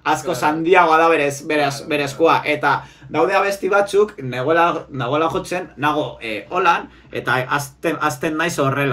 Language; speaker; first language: Basque; non-native, local second language; Spanish